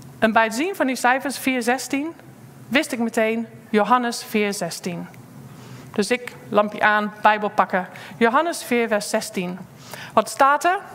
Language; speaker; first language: Dutch; non-native, fluent; English